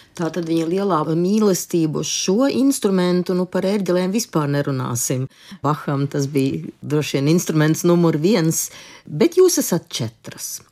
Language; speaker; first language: Latvian; native; Latvian